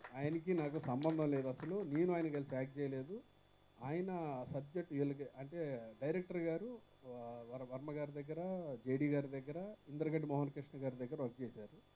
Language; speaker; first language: Telugu; native; Telugu